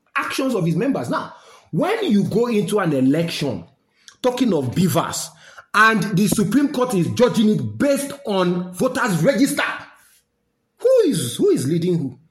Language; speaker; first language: English; non-native, local second language; Yoruba